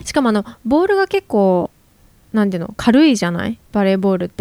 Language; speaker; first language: Japanese; native; Japanese